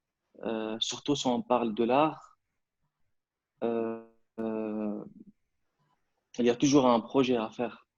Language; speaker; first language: French; non-native, fluent; Arabic